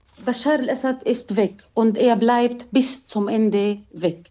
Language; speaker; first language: German; non-native, learner; Arabic